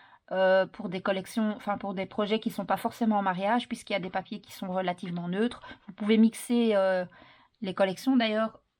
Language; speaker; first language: French; native; French